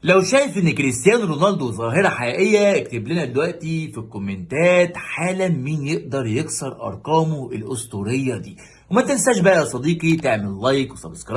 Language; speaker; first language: Arabic; native; Arabic